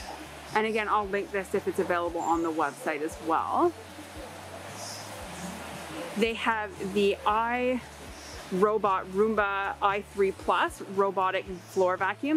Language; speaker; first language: English; native; English